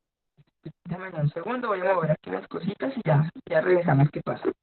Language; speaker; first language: Spanish; native; Spanish